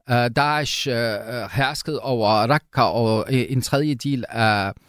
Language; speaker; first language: Danish; non-native, fluent; Arabic